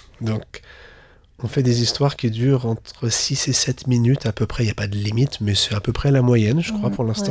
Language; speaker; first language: French; native; French